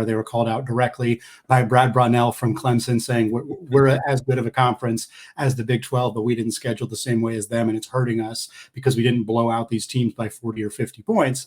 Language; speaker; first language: English; native; English